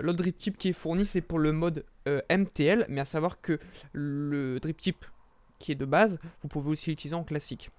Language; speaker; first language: French; native; French